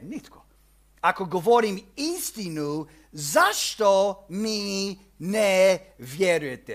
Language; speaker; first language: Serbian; early bilingual, heritage; Serbian